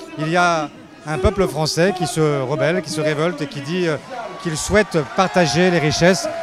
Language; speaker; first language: French; native; French